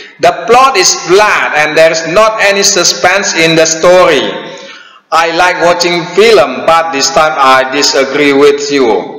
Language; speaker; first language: English; non-native, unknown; Indonesian